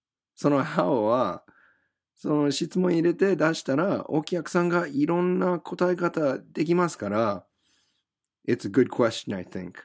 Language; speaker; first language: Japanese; non-native, fluent; English